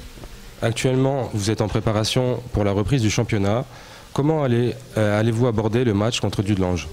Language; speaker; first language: French; native; French